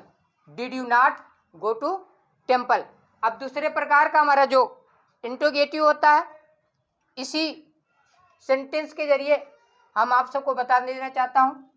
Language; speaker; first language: Hindi; native; Hindi